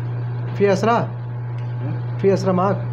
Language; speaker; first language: Arabic; non-native, learner; Hindi